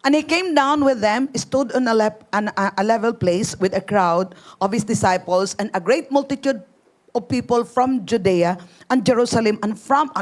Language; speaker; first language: English; non-native, local second language; Filipino